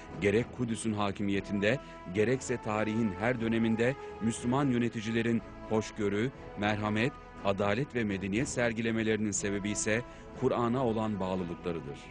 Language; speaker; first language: Turkish; native; Turkish